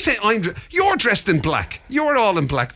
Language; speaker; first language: English; native; English